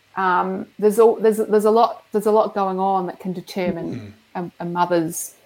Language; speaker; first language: English; native; English